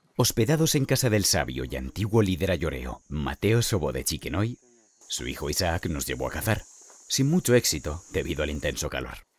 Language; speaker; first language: Spanish; native; Spanish